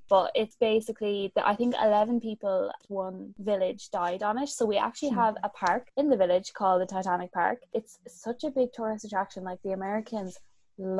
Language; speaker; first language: English; native; English